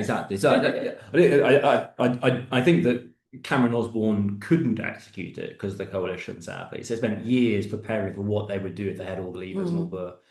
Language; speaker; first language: English; native; English